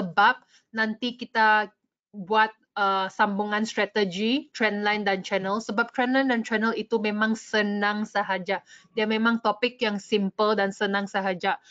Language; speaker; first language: Malay; non-native, local second language; English